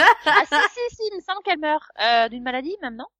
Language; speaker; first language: French; native; French